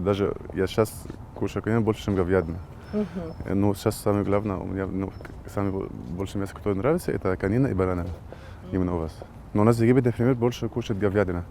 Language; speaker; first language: Russian; non-native, learner; Arabic